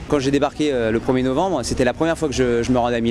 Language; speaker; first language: French; native; French